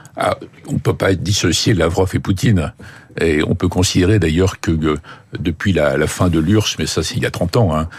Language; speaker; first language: French; native; French